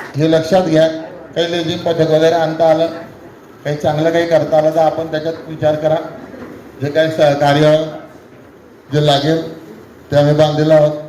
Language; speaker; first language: Marathi; non-native, local second language; Haryanvi